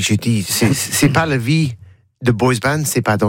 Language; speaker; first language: French; non-native, learner; English